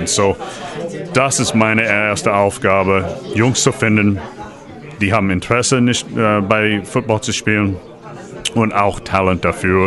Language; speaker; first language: German; non-native, learner; English